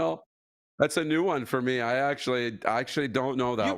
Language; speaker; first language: English; native; English